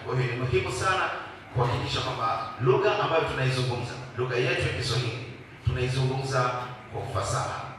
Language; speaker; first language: Swahili; native; Swahili